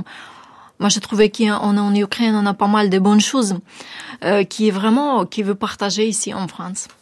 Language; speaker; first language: French; non-native, learner; Ukrainian